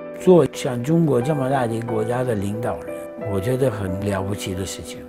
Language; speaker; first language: Chinese; non-native, fluent; Turkish